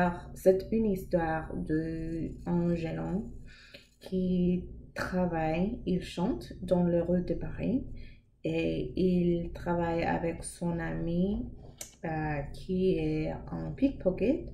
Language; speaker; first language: French; non-native, learner; English